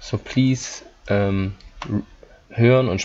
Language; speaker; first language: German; non-native, fluent; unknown